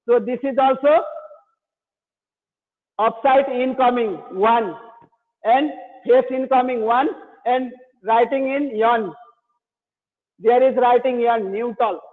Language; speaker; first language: English; non-native, learner; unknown